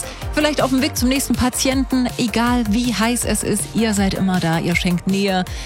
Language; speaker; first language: German; native; German